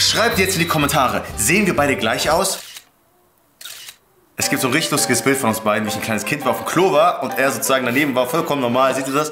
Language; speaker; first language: German; native; German